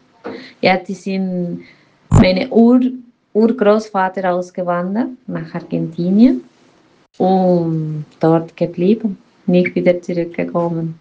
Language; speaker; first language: German; non-native, learner; Spanish